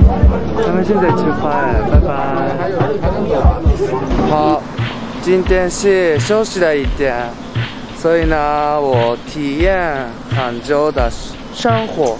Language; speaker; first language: Chinese; non-native, learner; Japanese